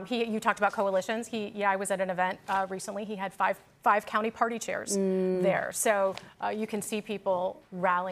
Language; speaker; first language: English; native; English